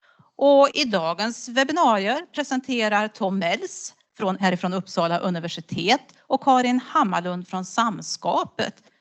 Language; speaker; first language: Swedish; native; Swedish